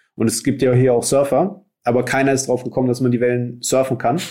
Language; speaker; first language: German; native; German